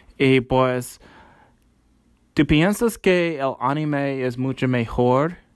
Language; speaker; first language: Spanish; non-native, learner; English